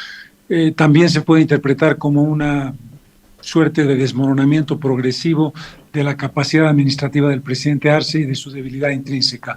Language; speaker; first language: Spanish; native; Spanish